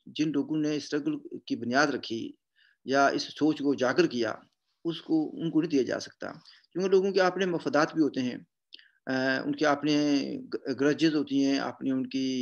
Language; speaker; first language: Urdu; non-native, local second language; Punjabi